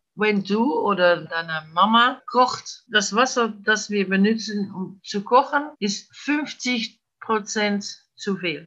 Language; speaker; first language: German; non-native, fluent; English